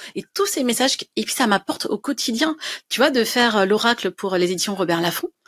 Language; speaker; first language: French; native; French